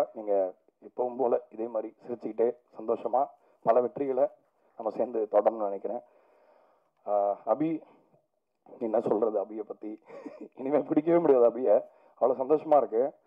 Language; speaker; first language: Tamil; native; Tamil